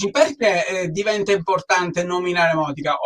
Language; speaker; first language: Italian; native; Italian